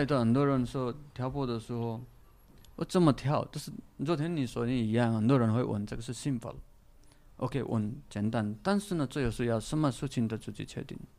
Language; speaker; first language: Chinese; non-native, fluent; Nepali